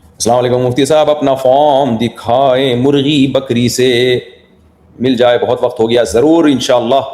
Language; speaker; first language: Urdu; native; Urdu